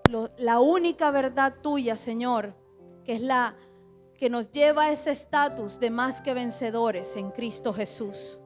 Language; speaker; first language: Spanish; native; Spanish